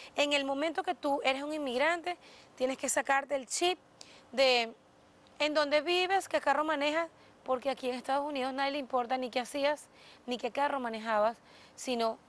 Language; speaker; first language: Spanish; native; Spanish